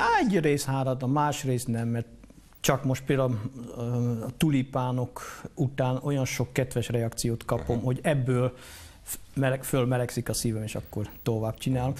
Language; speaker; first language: Hungarian; non-native, fluent; Dutch